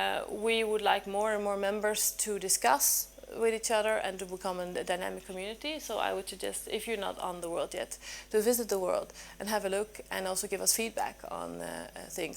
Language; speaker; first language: English; non-native, fluent; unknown